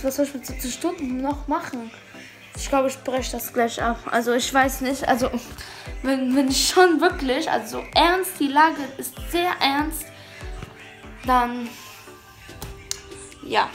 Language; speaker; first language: German; early bilingual, other home language; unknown